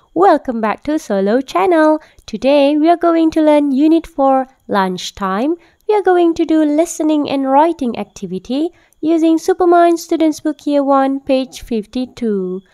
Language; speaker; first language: English; non-native, local second language; Malay